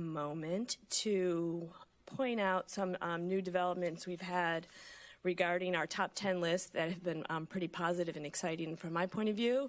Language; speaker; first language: English; native; English